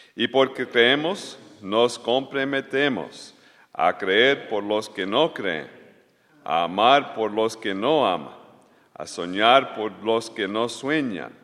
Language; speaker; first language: Spanish; native; Spanish